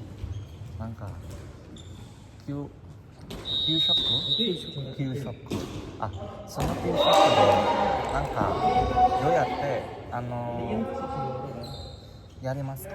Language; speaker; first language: Japanese; non-native, learner; Indonesian